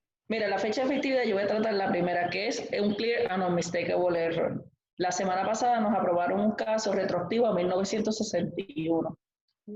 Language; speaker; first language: Spanish; native; Spanish